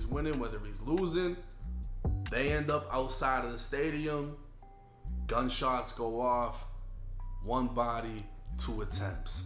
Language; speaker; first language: English; native; English